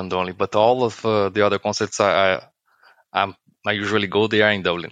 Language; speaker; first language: English; non-native, fluent; Portuguese